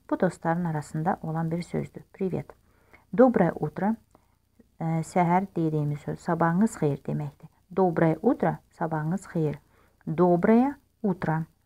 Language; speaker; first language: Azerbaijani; non-native, local second language; Russian